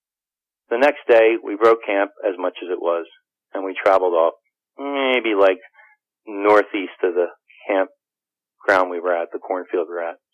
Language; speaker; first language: English; native; English